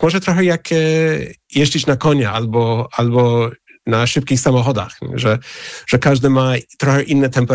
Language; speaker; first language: Polish; non-native, fluent; English